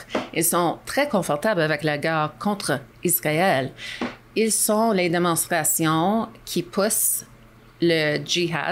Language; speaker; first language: French; non-native, local second language; English